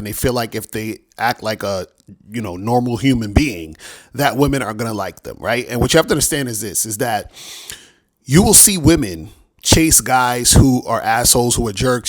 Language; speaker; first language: English; native; English